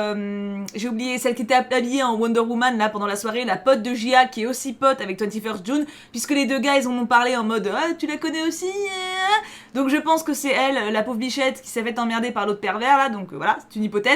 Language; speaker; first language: French; native; French